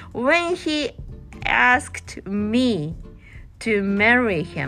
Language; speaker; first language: English; non-native, learner; Japanese